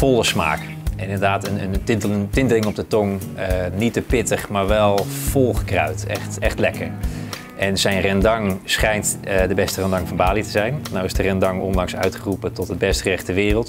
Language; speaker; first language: Dutch; native; Dutch